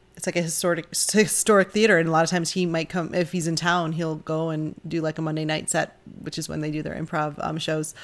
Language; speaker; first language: English; native; English